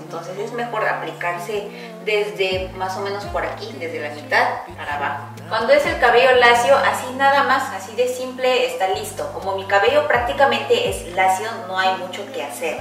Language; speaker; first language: Spanish; non-native, fluent; Korean